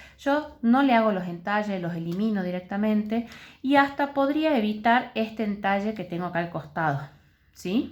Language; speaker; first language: Spanish; native; Spanish